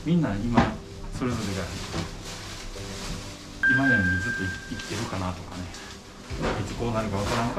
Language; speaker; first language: Japanese; native; Japanese